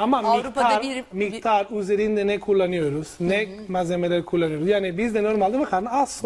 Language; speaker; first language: Turkish; non-native, learner; Italian